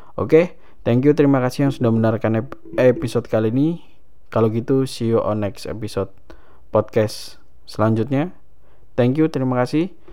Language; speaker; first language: Indonesian; native; Indonesian